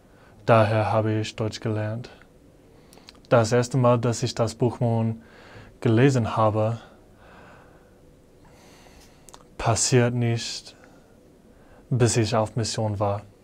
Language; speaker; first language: German; non-native, fluent; English